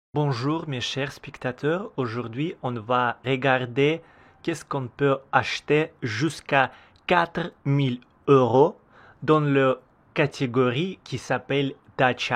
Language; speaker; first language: French; non-native, learner; Russian